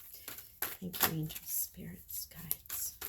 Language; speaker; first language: English; native; English